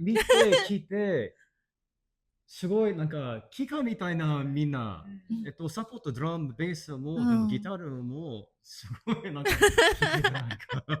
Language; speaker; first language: Japanese; non-native, learner; English